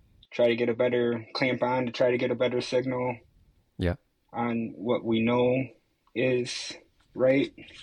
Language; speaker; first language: English; native; English